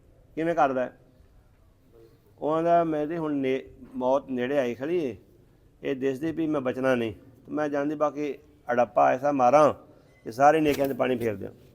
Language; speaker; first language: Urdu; non-native, local second language; Punjabi